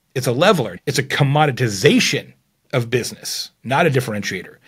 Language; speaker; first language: English; native; English